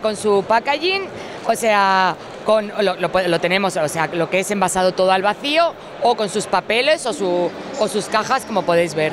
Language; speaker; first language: Spanish; native; Spanish